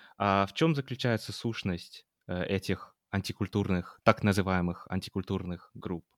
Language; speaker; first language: Russian; non-native, fluent; English